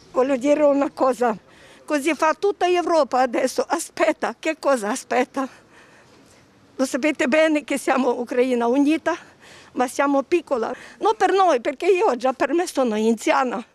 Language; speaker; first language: Italian; non-native, fluent; Ukrainian